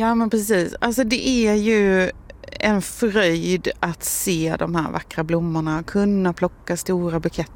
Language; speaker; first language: Swedish; native; Swedish